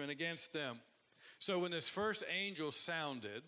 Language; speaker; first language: English; native; English